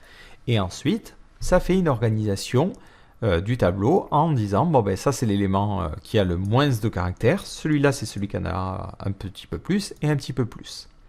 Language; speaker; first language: French; native; French